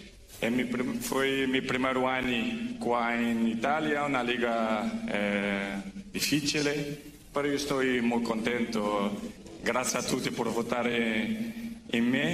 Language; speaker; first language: Italian; non-native, learner; Portuguese